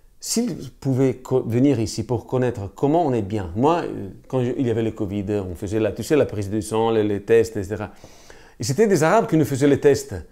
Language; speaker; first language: French; non-native, fluent; Italian